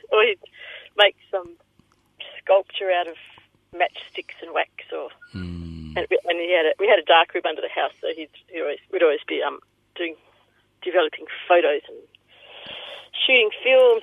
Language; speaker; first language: English; native; English